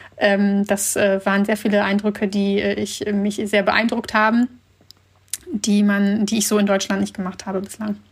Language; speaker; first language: German; early bilingual, other home language; Russian